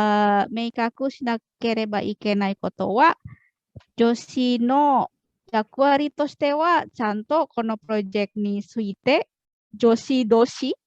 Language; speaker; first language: Japanese; non-native, fluent; Indonesian